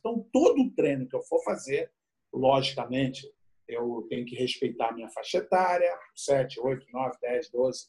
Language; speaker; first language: Portuguese; native; Portuguese